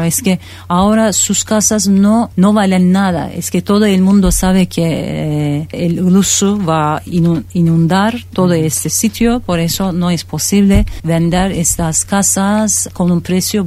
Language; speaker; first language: Spanish; non-native, fluent; Turkish